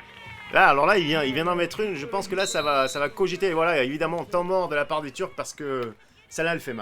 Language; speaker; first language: French; native; French